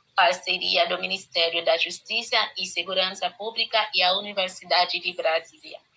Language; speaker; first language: Portuguese; non-native, fluent; Haitian Creole